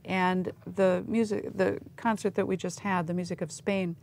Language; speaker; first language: English; native; English